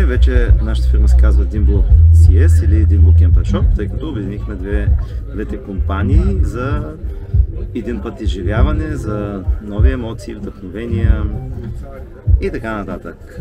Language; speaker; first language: Bulgarian; native; Bulgarian